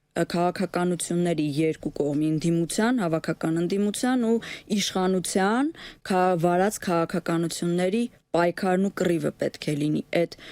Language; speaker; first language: Armenian; native; Armenian